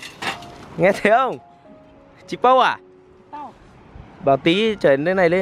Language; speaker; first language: Vietnamese; native; Vietnamese